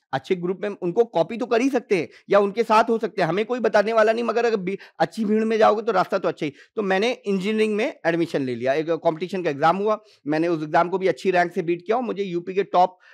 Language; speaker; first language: Hindi; native; Hindi